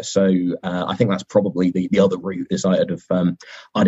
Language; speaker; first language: English; native; English